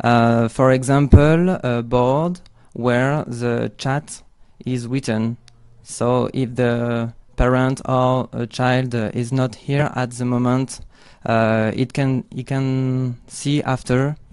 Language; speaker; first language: English; non-native, learner; French